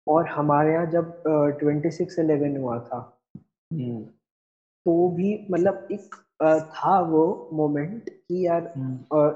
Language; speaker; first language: Hindi; native; Hindi